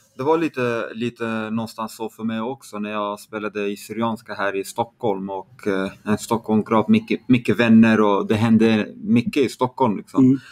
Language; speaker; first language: Swedish; early bilingual, other home language; Kurdish